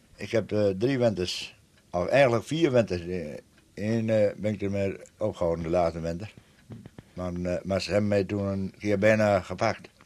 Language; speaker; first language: Dutch; native; Dutch